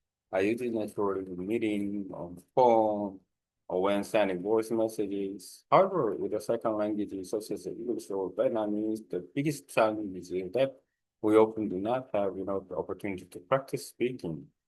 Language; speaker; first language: English; non-native, learner; Korean